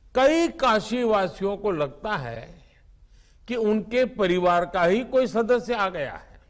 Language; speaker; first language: Hindi; non-native, local second language; Gujarati